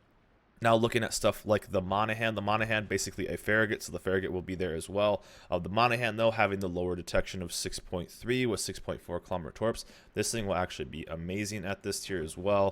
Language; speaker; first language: English; native; English